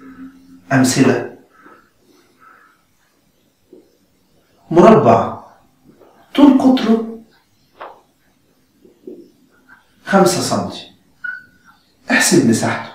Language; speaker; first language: Arabic; native; Arabic